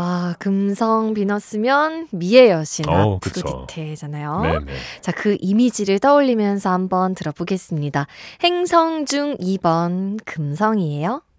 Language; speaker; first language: Korean; native; Korean